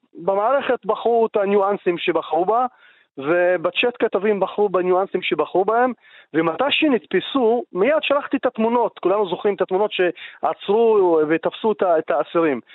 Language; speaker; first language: Hebrew; non-native, local second language; Arabic